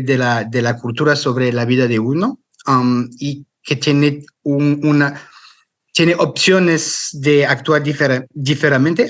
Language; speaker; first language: Spanish; non-native, fluent; French